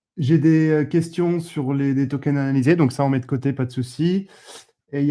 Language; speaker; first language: French; native; French